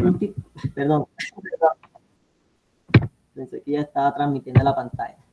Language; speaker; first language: Spanish; native; Spanish